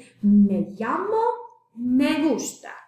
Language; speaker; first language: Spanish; non-native, fluent; English